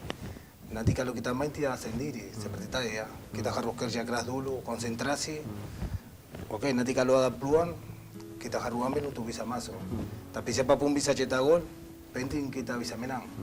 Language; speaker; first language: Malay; non-native, learner; Spanish